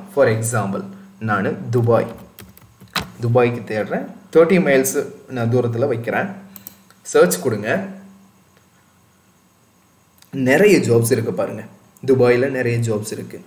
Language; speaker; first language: Tamil; native; Tamil